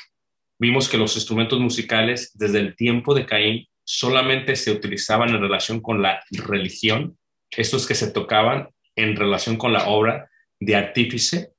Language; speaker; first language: Spanish; native; Spanish